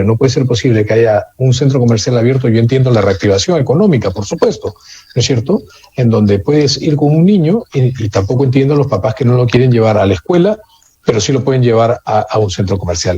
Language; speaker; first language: Spanish; native; Spanish